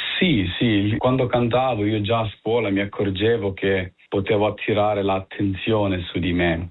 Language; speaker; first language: Italian; early bilingual, heritage; Italian